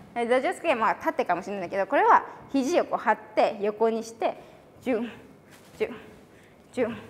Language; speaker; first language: Japanese; native; Japanese